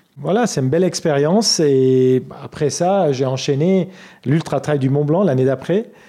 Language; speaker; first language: French; non-native, fluent; Armenian